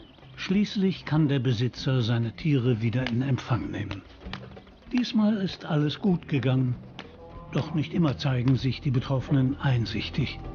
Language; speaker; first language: German; native; German